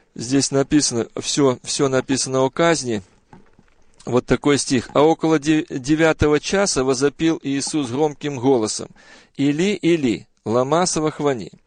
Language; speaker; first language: Russian; native; Russian